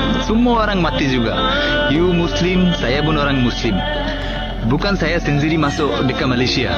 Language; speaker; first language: Malay; non-native, learner; Bangla